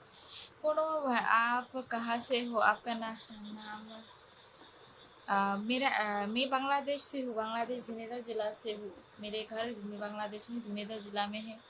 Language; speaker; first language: Hindi; non-native, fluent; Bangla